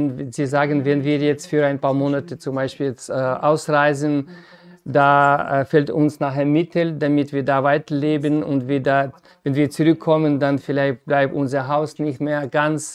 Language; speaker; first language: German; non-native, fluent; Ukrainian